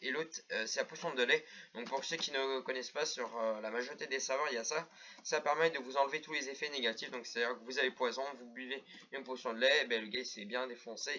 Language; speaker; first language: French; native; French